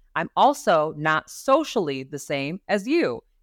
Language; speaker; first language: English; native; English